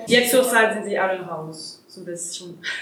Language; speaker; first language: German; non-native, learner; French